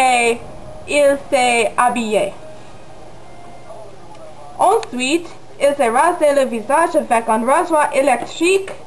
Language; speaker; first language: French; non-native, learner; English